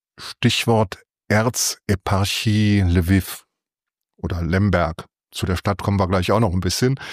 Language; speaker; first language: German; native; German